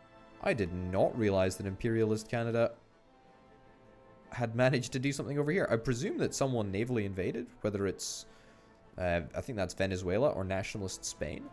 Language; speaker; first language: English; native; English